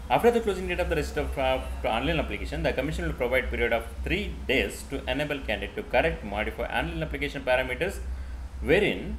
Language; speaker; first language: English; non-native, local second language; Kannada